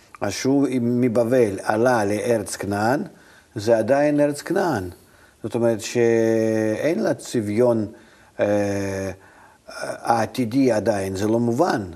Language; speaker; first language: Hebrew; non-native, fluent; Russian